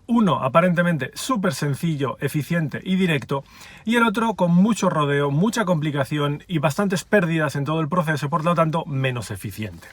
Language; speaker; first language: Spanish; native; Spanish